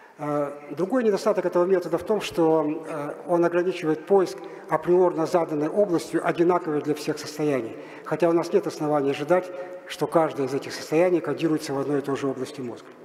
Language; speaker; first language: Russian; native; Russian